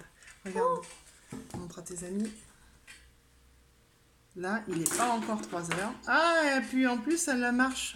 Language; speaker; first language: French; native; French